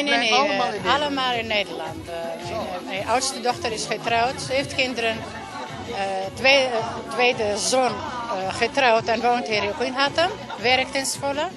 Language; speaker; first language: Dutch; non-native, learner; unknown